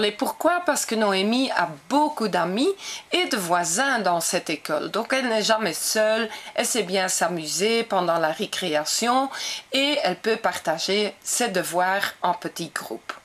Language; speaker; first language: French; non-native, local second language; Dutch